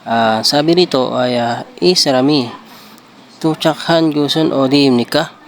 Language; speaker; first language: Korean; non-native, learner; Filipino